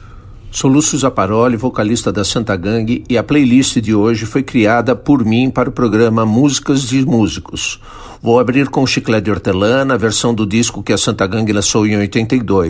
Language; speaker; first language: Portuguese; native; Portuguese